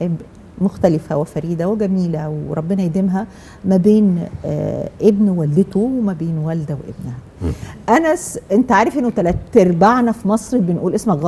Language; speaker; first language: Arabic; native; Arabic